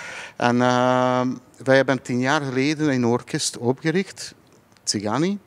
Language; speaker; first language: Dutch; non-native, fluent; Hungarian